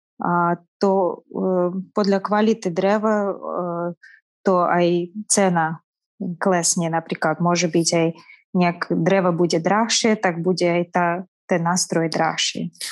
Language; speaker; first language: Slovak; non-native, fluent; Kazakh